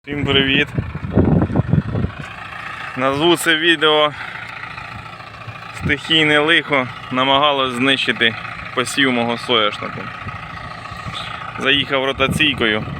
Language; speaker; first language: Ukrainian; native; Ukrainian